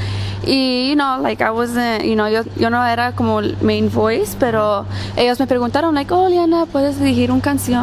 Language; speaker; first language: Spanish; early bilingual, heritage; Spanish